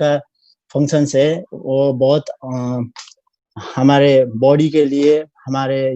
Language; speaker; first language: Hindi; non-native, learner; Nepali